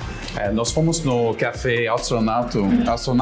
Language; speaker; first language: Portuguese; non-native, fluent; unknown